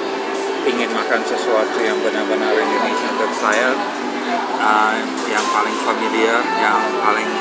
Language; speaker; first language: Indonesian; non-native, fluent; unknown